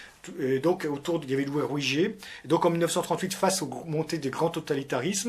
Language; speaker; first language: French; native; French